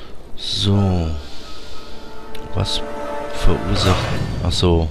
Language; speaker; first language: German; native; German